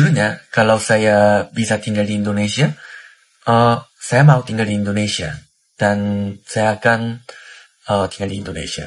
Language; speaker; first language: Indonesian; non-native, learner; Korean